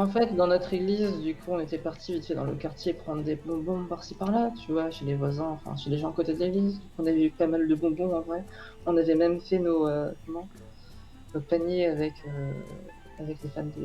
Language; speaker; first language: French; native; French